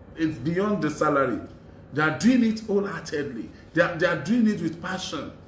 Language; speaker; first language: English; non-native, local second language; Yoruba